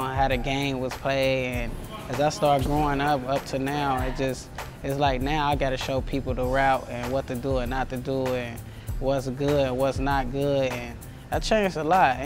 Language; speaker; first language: English; native; English